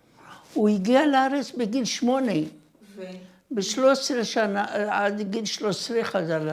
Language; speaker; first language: Hebrew; non-native, fluent; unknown